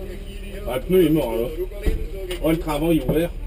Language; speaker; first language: French; native; French